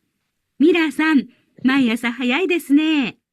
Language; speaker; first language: Japanese; non-native, learner; Indonesian